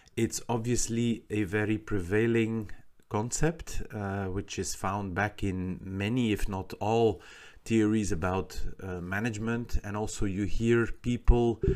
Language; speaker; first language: English; non-native, fluent; Dutch